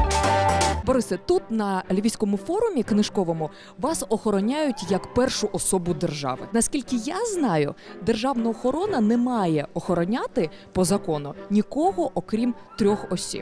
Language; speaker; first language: Ukrainian; native; Ukrainian